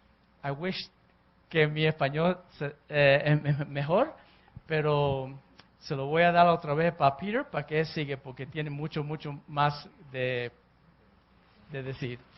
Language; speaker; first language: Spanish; early bilingual, heritage; Spanish